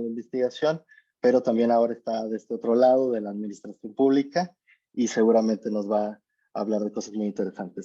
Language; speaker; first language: Spanish; native; Spanish